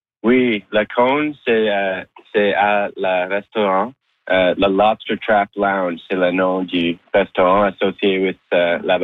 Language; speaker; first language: French; non-native, learner; English